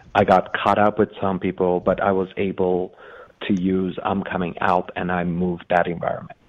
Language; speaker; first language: English; non-native, fluent; Persian